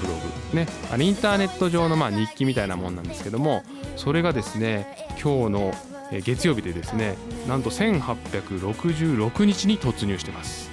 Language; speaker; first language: Japanese; native; Japanese